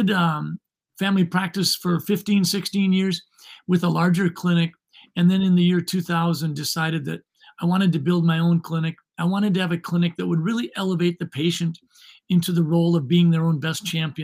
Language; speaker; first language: English; native; English